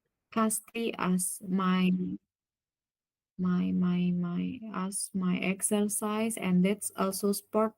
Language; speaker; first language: English; non-native, learner; Indonesian